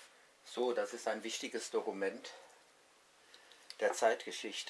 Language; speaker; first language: German; native; German